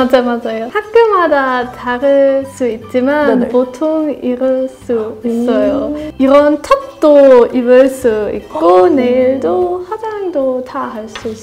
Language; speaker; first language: Korean; non-native, learner; German